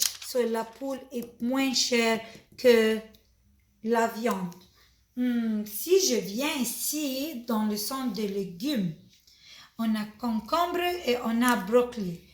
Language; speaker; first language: French; non-native, fluent; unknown